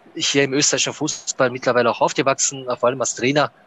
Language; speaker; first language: German; non-native, fluent; Japanese